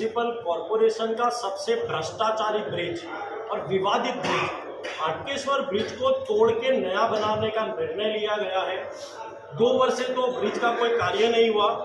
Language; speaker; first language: Hindi; non-native, local second language; Gujarati